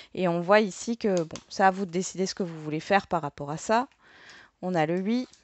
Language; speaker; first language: French; native; French